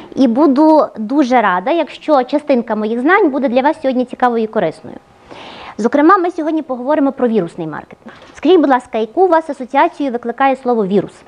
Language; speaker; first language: Ukrainian; native; Ukrainian